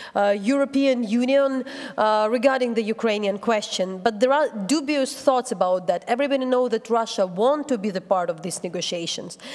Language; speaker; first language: English; non-native, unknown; Ukrainian